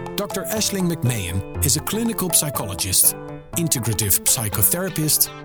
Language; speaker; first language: English; non-native, fluent; Dutch